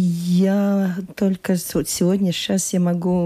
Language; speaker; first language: Russian; non-native, local second language; Latvian